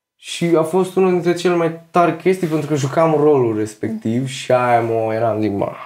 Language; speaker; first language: Romanian; native; Romanian